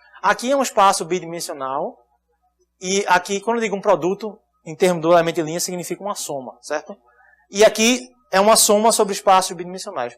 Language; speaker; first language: Portuguese; native; Portuguese